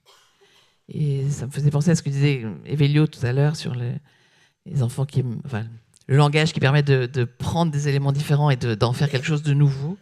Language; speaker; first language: French; native; French